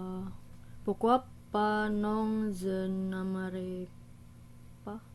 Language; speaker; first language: French; non-native, learner; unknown